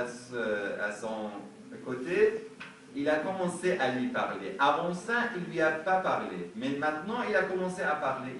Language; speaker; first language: French; non-native, fluent; Arabic